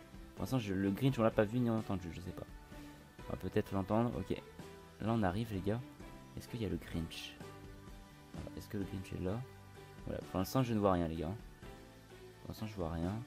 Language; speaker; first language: French; native; French